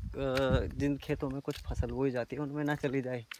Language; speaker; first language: Hindi; native; Hindi